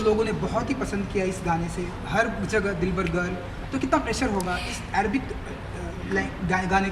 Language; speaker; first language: Hindi; native; Hindi